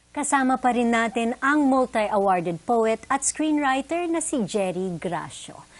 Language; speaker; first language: Filipino; native; Filipino